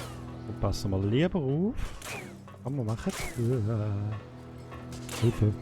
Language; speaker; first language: German; native; German